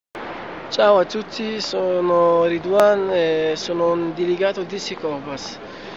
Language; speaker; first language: Italian; non-native, fluent; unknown